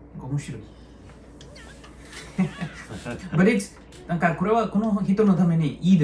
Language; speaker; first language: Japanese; non-native, learner; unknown